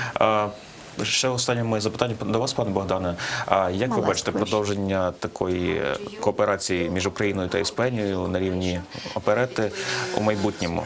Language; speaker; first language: Ukrainian; native; Ukrainian